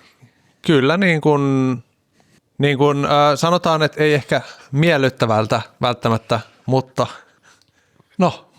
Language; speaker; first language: Finnish; native; Finnish